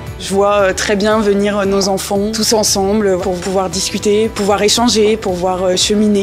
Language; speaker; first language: French; native; French